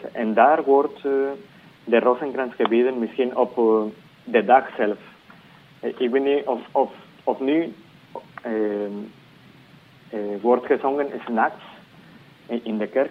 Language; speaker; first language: Dutch; non-native, fluent; Spanish